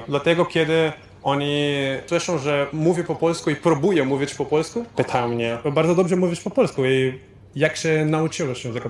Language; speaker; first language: Polish; non-native, fluent; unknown